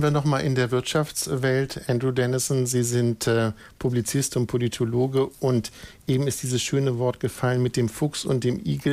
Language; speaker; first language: German; native; German